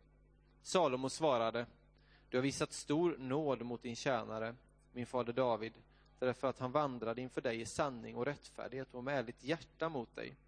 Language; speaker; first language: Swedish; native; Swedish